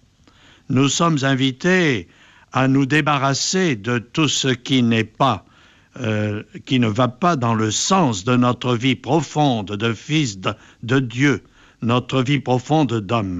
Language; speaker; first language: French; native; French